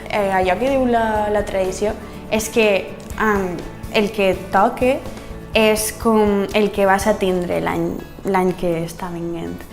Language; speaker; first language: Catalan; early bilingual, other home language; Bulgarian